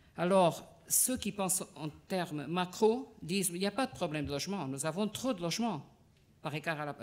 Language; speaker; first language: French; non-native, fluent; Portuguese